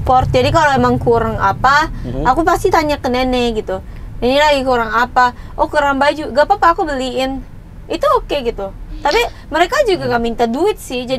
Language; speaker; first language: Indonesian; non-native, fluent; Japanese